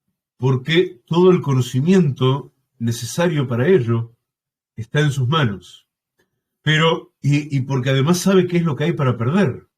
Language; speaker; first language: Spanish; native; Spanish